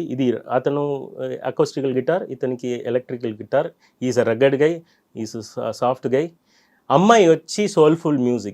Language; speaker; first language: Telugu; non-native, learner; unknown